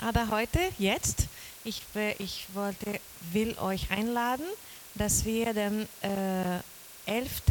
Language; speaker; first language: German; non-native, learner; Portuguese